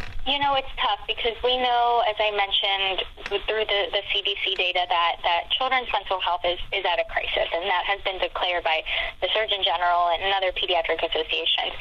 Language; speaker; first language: English; non-native, fluent; Spanish